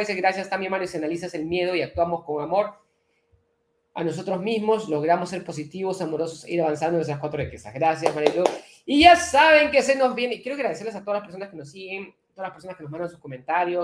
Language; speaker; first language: Spanish; native; Spanish